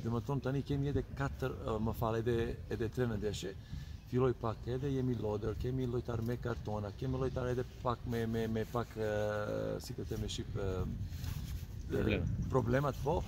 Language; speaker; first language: Albanian; non-native, learner; Serbian